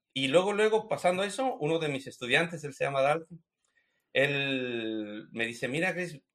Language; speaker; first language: Spanish; native; Spanish